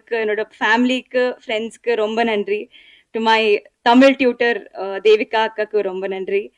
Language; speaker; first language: Tamil; non-native, learner; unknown